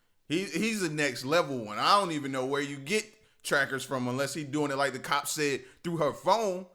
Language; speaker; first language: English; native; English